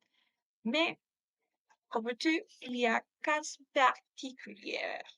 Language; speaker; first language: French; non-native, learner; Spanish